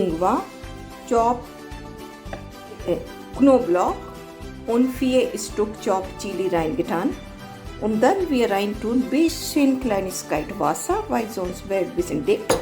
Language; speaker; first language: German; non-native, learner; Hindi